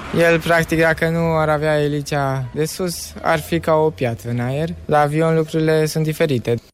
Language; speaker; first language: Romanian; native; Romanian